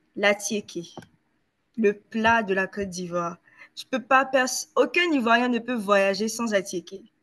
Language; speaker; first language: French; native; French